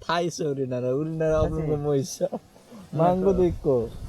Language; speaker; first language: Korean; non-native, fluent; Nepali